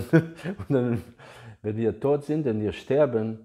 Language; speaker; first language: German; non-native, fluent; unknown